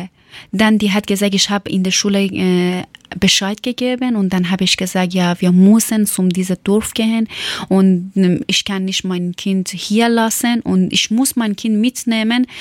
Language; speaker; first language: German; non-native, learner; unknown